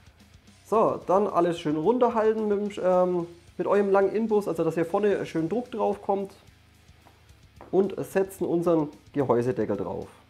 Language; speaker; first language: German; native; German